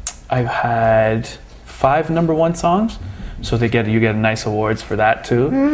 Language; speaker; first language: English; early bilingual, other home language; Portuguese